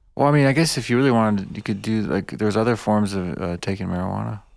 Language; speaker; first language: English; early bilingual, other home language; Bosnian